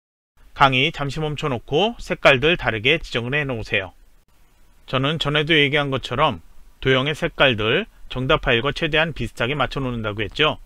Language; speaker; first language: Korean; native; Korean